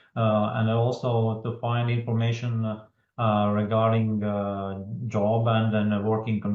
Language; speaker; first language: English; non-native, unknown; Latvian